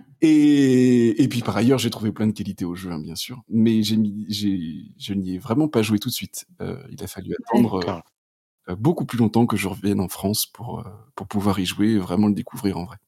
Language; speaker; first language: French; native; French